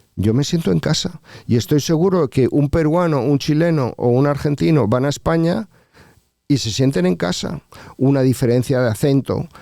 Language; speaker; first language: Spanish; native; Spanish